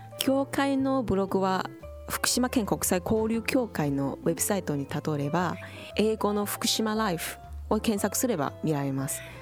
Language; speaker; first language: Japanese; non-native, fluent; Chinese